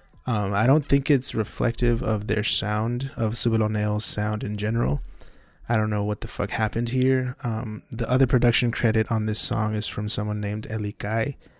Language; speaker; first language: English; native; English